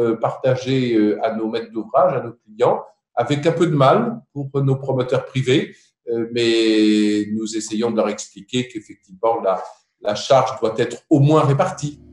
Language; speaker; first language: French; native; French